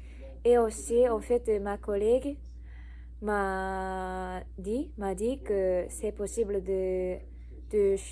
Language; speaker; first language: French; non-native, learner; Japanese